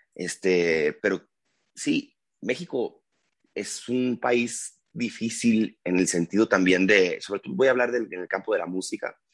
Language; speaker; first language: Spanish; native; Spanish